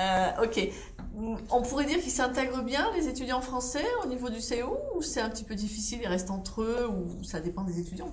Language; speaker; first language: French; native; French